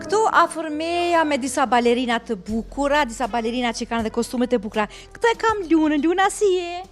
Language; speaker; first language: Albanian; native; Albanian